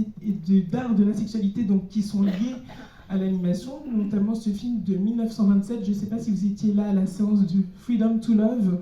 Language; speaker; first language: French; native; French